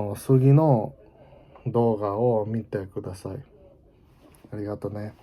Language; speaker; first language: Japanese; non-native, learner; English